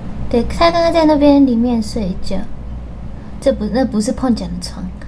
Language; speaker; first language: Chinese; non-native, fluent; Japanese